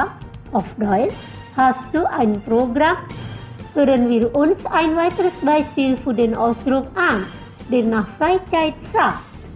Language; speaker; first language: German; non-native, fluent; Indonesian